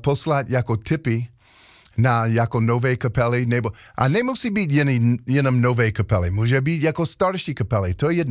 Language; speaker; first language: Czech; non-native, learner; English